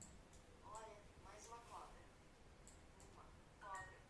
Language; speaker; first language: Portuguese; non-native, learner; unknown